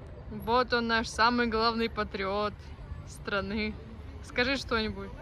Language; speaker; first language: Russian; native; Russian